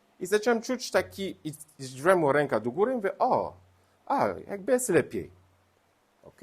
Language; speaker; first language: Polish; non-native, learner; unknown